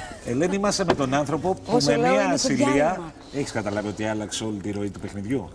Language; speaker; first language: Greek; native; Greek